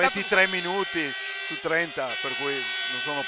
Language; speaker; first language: Italian; native; Italian